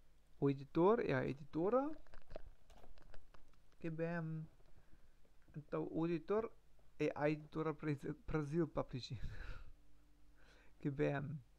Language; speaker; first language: Portuguese; non-native, learner; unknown